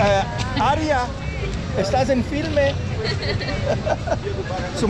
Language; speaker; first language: Spanish; non-native, learner; English